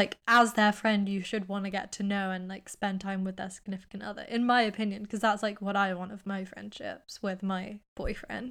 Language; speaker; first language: English; native; English